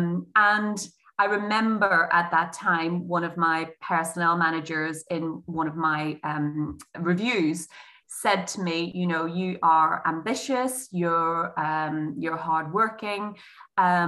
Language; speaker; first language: English; native; English